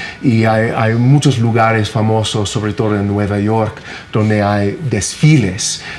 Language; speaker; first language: Spanish; non-native, fluent; English